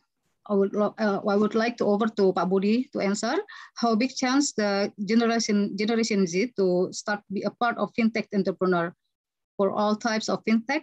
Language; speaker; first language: English; non-native, fluent; Indonesian